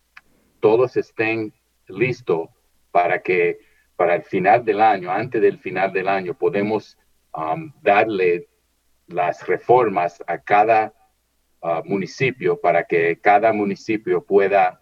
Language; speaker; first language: Spanish; early bilingual, heritage; Spanish